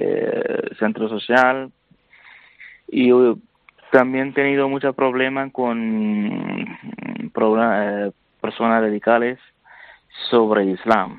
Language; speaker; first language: Spanish; non-native, learner; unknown